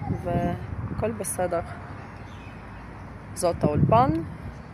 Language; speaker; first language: Hebrew; non-native, learner; Ukrainian